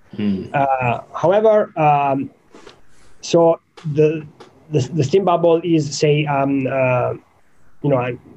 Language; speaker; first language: English; non-native, fluent; Italian